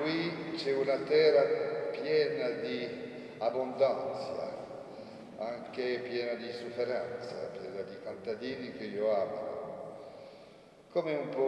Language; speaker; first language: Italian; non-native, fluent; French